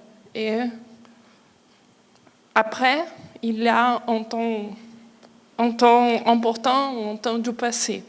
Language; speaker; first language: French; non-native, fluent; Portuguese